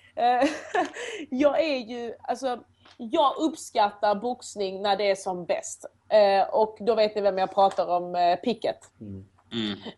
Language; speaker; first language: Swedish; early bilingual, other home language; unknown